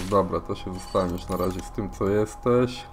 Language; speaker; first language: Polish; native; Polish